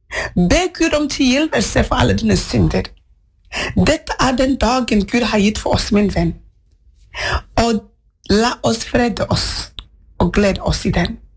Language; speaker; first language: Norwegian; non-native, fluent; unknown